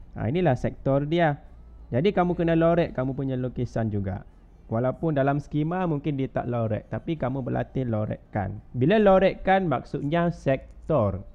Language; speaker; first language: Malay; native; Malay